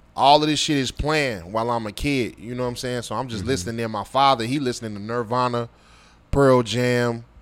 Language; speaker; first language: English; native; English